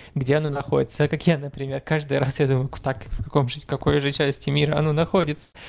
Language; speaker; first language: Russian; non-native, fluent; Arabic